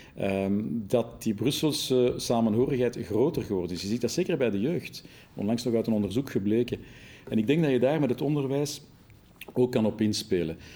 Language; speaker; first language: Dutch; native; Dutch